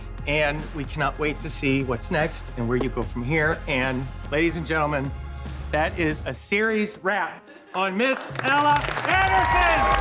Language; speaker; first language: English; native; English